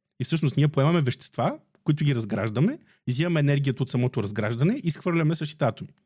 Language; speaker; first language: Bulgarian; native; Bulgarian